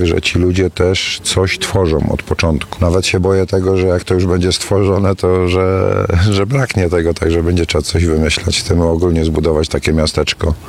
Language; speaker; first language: Polish; native; Polish